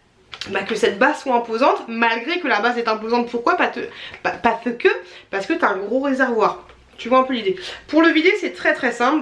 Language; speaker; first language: French; native; French